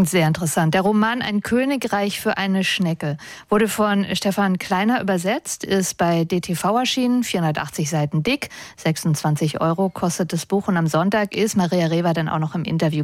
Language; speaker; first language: German; native; German